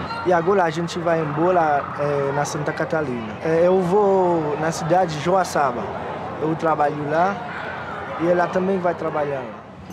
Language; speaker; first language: Portuguese; non-native, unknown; Haitian Creole